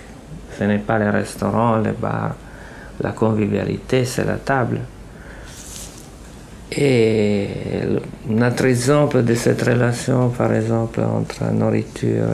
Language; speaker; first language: French; non-native, fluent; Italian